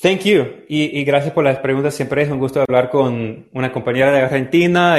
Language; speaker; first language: Spanish; non-native, fluent; English